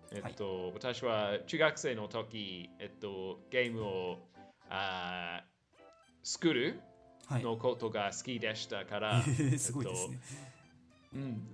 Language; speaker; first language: Japanese; non-native, learner; English